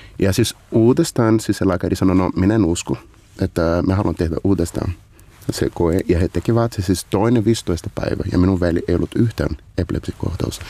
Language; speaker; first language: Finnish; non-native, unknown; Portuguese